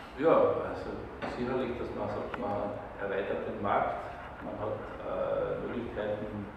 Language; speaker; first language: German; native; German